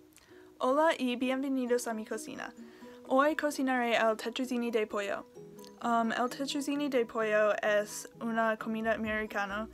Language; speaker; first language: Spanish; non-native, learner; English